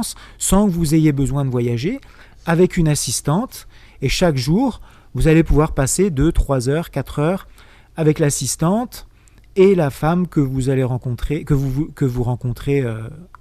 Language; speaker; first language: French; native; French